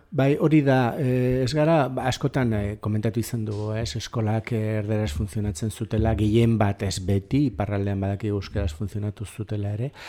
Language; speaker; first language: Basque; native; Basque